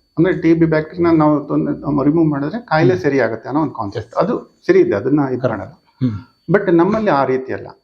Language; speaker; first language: Kannada; native; Kannada